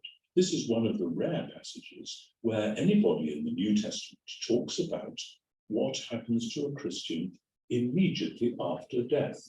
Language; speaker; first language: English; native; English